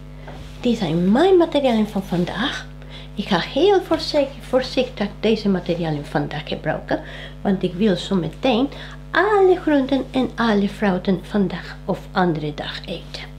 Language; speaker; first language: Dutch; non-native, fluent; Spanish